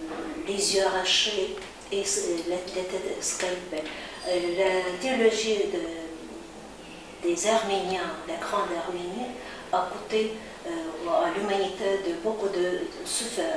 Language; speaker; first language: French; non-native, fluent; Azerbaijani